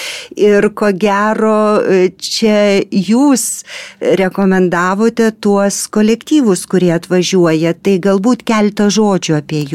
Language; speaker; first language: Lithuanian; native; Lithuanian